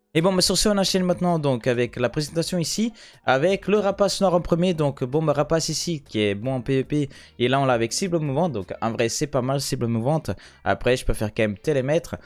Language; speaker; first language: French; native; French